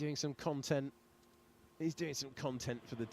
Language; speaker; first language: English; native; English